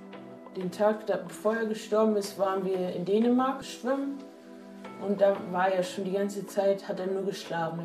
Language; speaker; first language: German; native; German